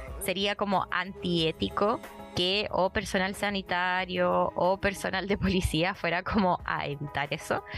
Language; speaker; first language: Spanish; native; Spanish